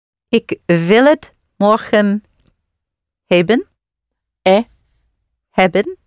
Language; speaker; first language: Dutch; non-native, learner; English